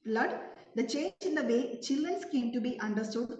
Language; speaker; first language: English; non-native, local second language; Malayalam